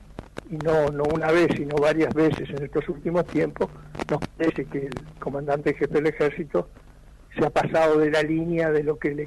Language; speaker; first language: Spanish; native; Spanish